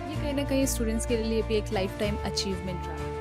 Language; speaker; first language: Hindi; native; Hindi